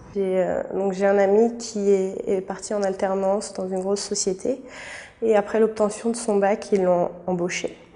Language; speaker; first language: French; native; French